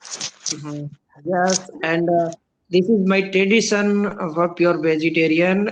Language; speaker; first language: English; non-native, learner; Rajasthani